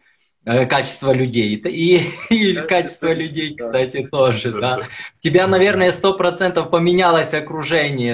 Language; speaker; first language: Russian; native; Russian